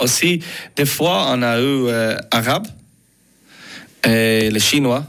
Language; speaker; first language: French; non-native, learner; English